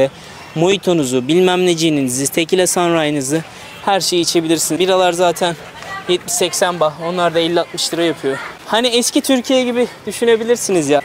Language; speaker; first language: Turkish; native; Turkish